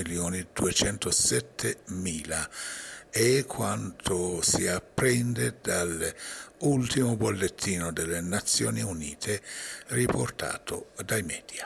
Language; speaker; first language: Italian; non-native, fluent; Persian